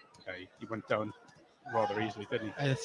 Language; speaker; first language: English; native; English